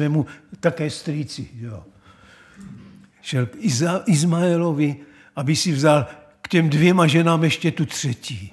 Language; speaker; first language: Czech; native; Czech